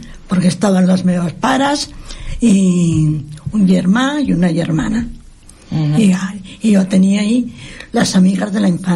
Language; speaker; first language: Catalan; non-native, local second language; Spanish